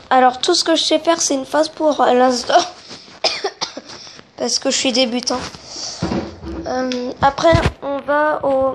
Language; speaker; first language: French; native; French